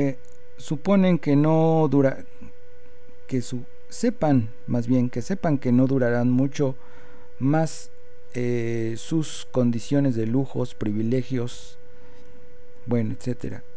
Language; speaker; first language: Spanish; native; Spanish